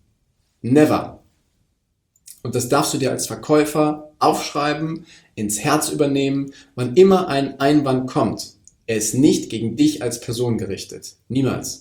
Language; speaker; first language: German; native; German